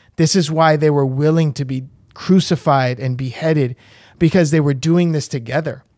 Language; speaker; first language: English; native; English